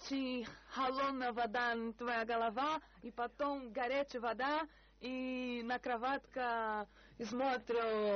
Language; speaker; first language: Russian; non-native, learner; Portuguese